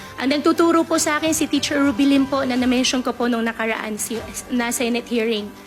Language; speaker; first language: Filipino; native; Filipino